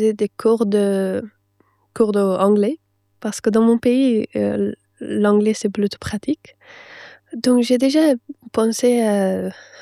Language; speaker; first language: French; non-native, fluent; Persian